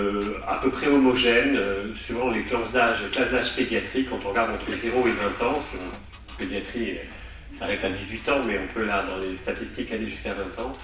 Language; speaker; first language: French; native; French